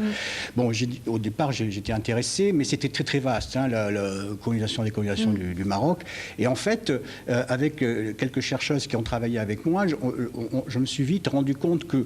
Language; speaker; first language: French; native; French